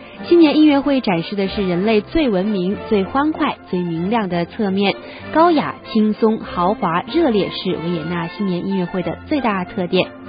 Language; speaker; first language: Chinese; native; Chinese